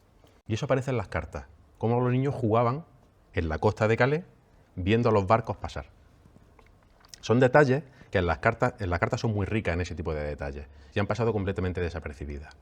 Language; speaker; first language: Spanish; native; Spanish